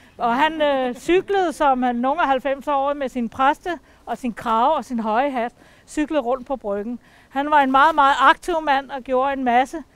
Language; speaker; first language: Danish; native; Danish